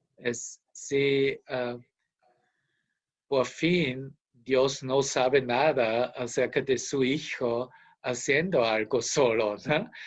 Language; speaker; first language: Spanish; non-native, fluent; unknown